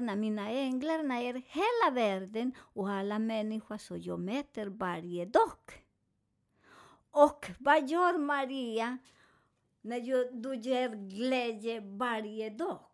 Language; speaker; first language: Swedish; non-native, fluent; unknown